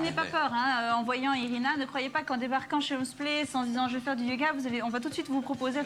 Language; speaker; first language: French; native; French